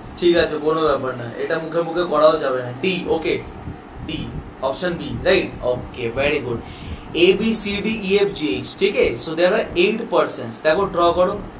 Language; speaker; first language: Hindi; non-native, local second language; Bangla